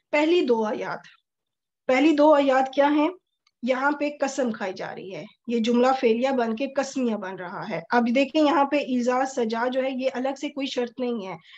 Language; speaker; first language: Urdu; native; Urdu